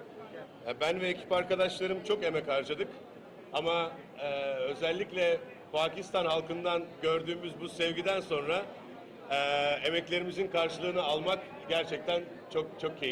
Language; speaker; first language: Turkish; native; Turkish